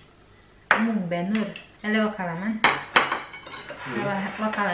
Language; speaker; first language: Swedish; non-native, learner; Indonesian